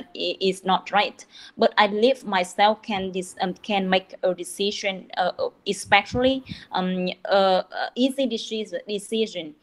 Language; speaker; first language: English; non-native, learner; Vietnamese